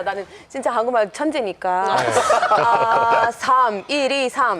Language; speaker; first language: Korean; non-native, fluent; English